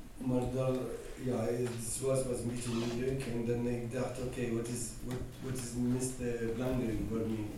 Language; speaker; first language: Dutch; non-native, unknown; Arabic